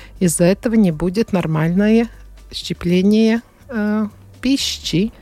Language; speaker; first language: Russian; non-native, fluent; Latvian